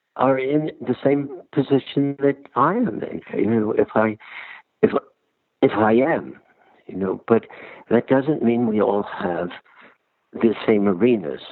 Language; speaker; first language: English; early bilingual, other home language; Ukrainian